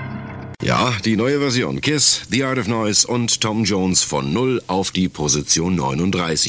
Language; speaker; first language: German; native; German